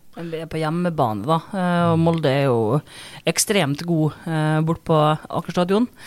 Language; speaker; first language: Norwegian; native; Norwegian